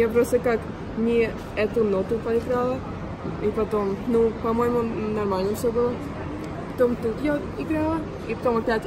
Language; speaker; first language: Russian; early bilingual, heritage; Russian